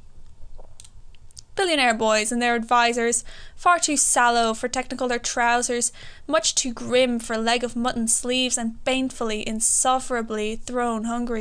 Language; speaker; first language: English; native; English